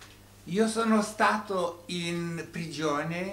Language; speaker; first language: Italian; non-native, fluent; Romanian